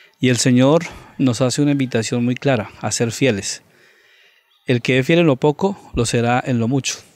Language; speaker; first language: Spanish; native; Spanish